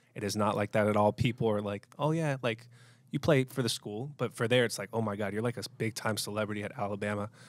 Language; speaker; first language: English; native; English